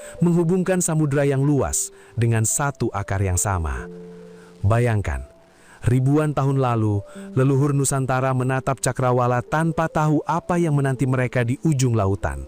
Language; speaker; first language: Indonesian; native; Indonesian